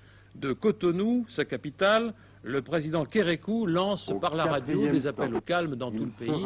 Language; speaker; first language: French; native; French